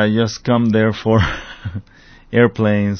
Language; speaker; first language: English; non-native, fluent; Spanish